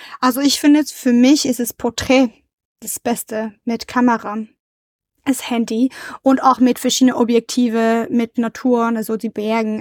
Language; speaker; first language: German; non-native, learner; French